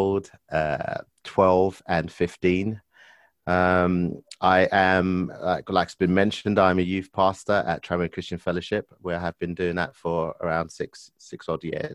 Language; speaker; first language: English; native; English